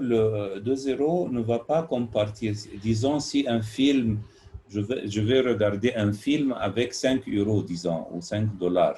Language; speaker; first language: French; non-native, learner; Arabic